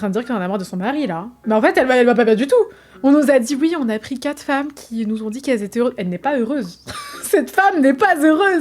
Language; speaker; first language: French; native; French